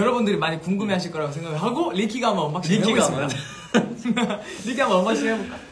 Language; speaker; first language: Korean; non-native, fluent; Chinese